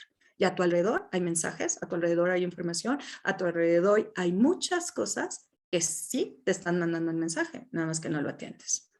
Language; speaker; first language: Spanish; native; Spanish